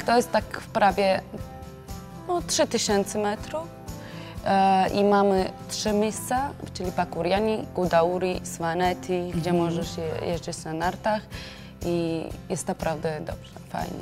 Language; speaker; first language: Polish; non-native, learner; Georgian